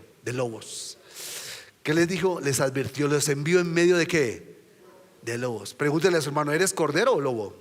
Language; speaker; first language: Spanish; native; Spanish